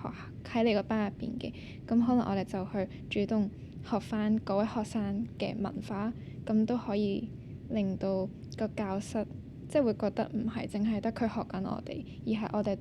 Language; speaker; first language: Cantonese; native; Cantonese